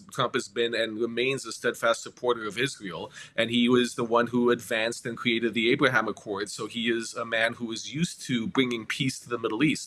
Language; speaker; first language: English; native; English